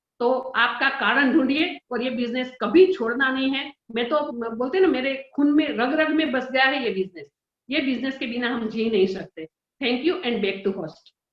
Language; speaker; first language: Hindi; non-native, local second language; Gujarati